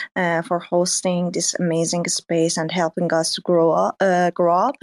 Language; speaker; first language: English; non-native, fluent; Persian